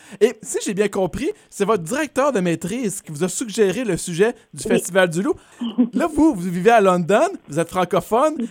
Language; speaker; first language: French; native; French